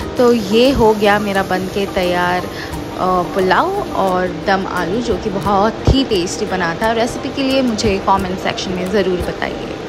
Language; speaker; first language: Hindi; non-native, local second language; Bangla